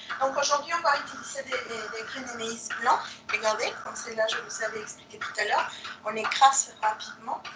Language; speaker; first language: French; non-native, fluent; Spanish